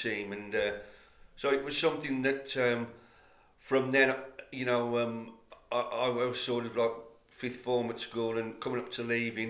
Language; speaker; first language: English; native; English